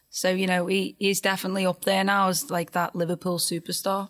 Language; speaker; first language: English; native; English